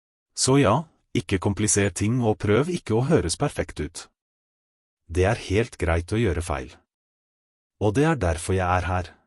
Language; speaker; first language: Norwegian; non-native, fluent; Russian